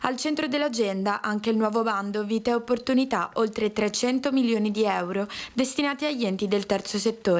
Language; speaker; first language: Italian; native; Italian